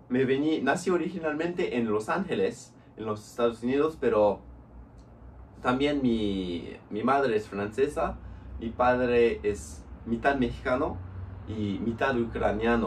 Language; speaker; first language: Spanish; non-native, fluent; English